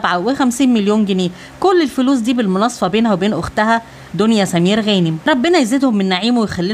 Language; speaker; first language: Arabic; native; Arabic